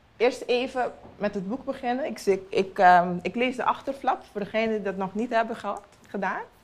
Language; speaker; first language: Dutch; non-native, local second language; Papiamento